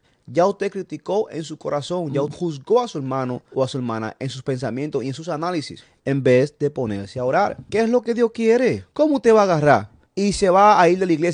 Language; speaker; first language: Spanish; native; Spanish